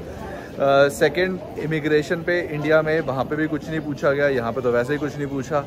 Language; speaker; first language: Hindi; native; Hindi